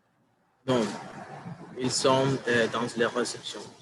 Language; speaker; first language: French; non-native, learner; Spanish